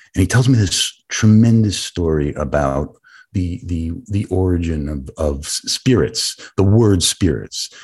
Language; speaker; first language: English; native; English